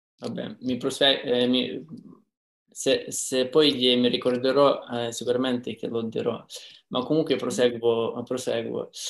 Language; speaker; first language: Italian; non-native, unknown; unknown